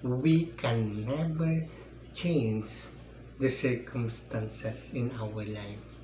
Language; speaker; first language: English; non-native, local second language; Filipino